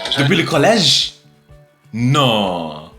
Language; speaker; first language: French; non-native, fluent; English